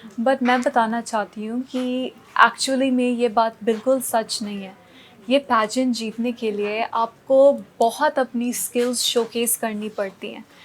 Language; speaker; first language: Hindi; non-native, local second language; Punjabi